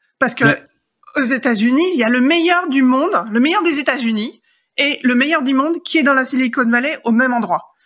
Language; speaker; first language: French; native; French